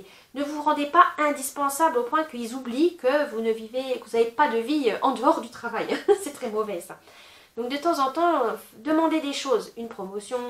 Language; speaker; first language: French; native; French